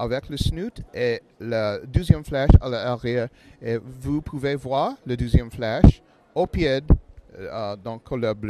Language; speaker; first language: French; non-native, learner; English